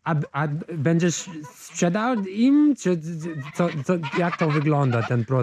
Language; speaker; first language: Polish; non-native, fluent; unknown